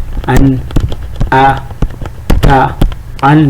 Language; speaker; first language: Arabic; non-native, fluent; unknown